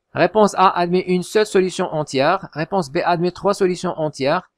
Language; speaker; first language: French; non-native, local second language; Arabic